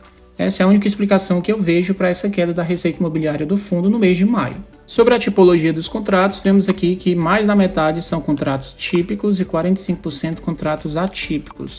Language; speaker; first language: Portuguese; native; Portuguese